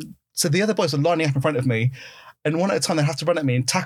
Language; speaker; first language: English; native; English